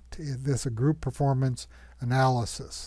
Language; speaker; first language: English; native; English